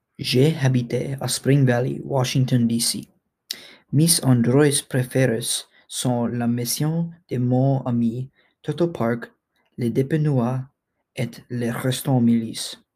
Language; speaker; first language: French; non-native, learner; English